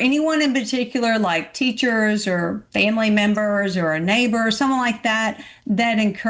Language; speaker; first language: English; native; English